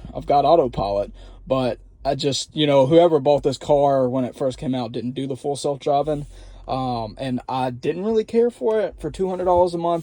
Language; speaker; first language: English; native; English